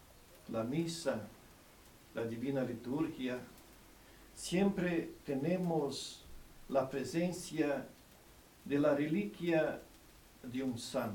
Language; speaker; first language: Spanish; non-native, fluent; Portuguese